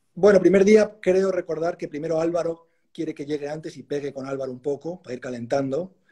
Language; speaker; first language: Spanish; native; Spanish